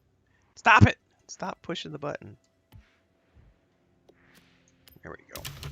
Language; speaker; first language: English; native; English